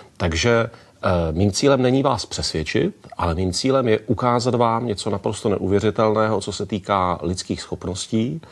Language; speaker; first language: Czech; native; Czech